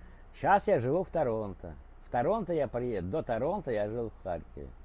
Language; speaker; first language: Russian; native; Russian